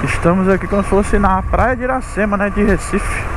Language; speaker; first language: Portuguese; native; Portuguese